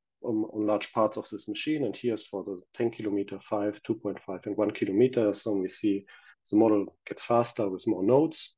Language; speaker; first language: English; non-native, fluent; German